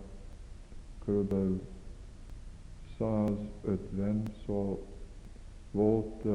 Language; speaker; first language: Hungarian; early bilingual, heritage; Hungarian